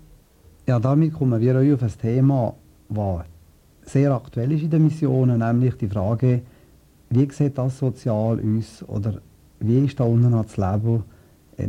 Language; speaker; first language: German; native; German